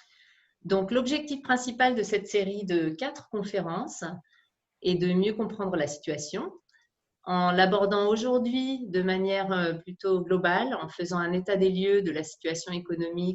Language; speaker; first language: French; native; French